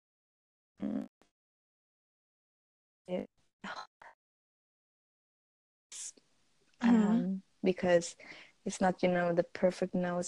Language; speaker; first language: English; non-native, fluent; Swedish